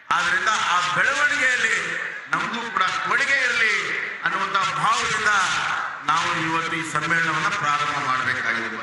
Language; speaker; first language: Kannada; native; Kannada